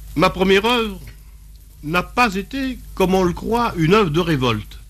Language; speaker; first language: French; native; French